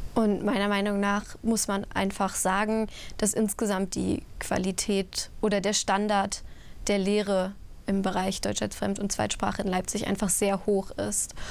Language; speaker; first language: German; native; German